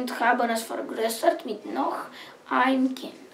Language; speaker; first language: German; non-native, learner; Romanian